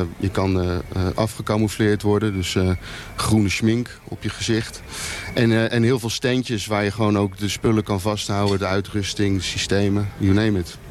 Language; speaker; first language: Dutch; native; Dutch